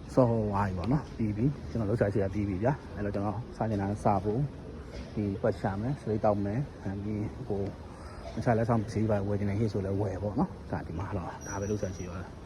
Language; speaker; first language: Burmese; native; Burmese